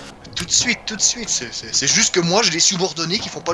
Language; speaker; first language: French; native; French